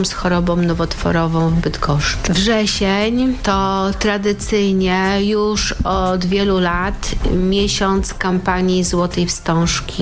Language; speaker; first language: Polish; native; Polish